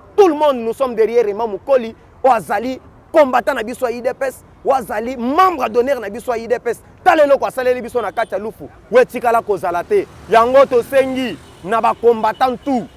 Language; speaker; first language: Lingala; non-native, local second language; Kongo